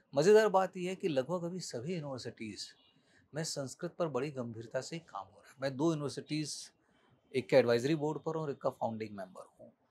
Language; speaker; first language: Hindi; native; Hindi